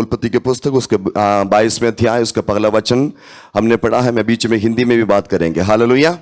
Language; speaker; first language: Hindi; non-native, local second language; Malayalam